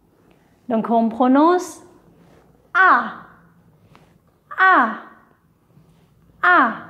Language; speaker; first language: French; non-native, fluent; Chinese